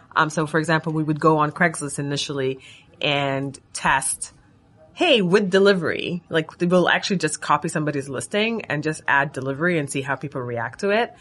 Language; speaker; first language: English; non-native, fluent; Arabic